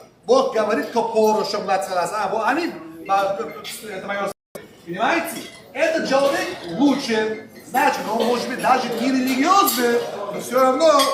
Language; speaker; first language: Russian; non-native, local second language; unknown